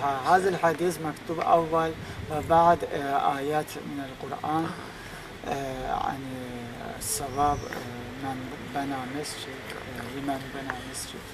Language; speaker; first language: Arabic; non-native, fluent; Azerbaijani